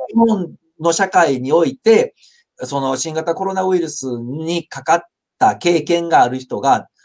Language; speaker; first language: Japanese; native; Japanese